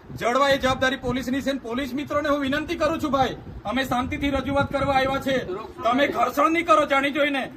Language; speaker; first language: Gujarati; non-native, local second language; Vasavi